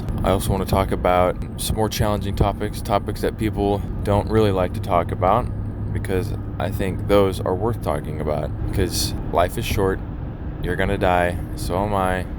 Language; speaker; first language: English; native; English